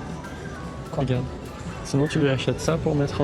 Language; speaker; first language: French; native; French